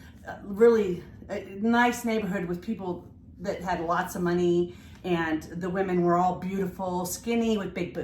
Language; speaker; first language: English; native; English